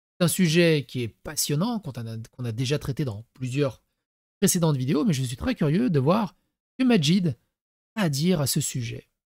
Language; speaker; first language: French; early bilingual, other home language; Serbian